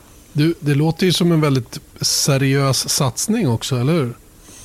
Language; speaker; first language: Swedish; native; Swedish